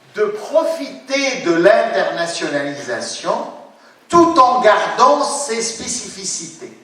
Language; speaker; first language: French; non-native, local second language; Arabic